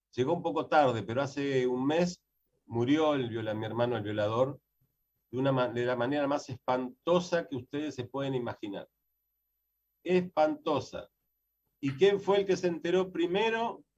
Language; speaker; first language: Spanish; native; Spanish